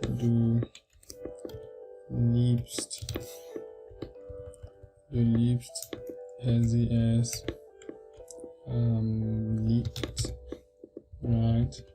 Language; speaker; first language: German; non-native, learner; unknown